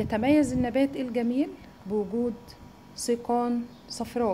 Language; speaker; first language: Arabic; native; Arabic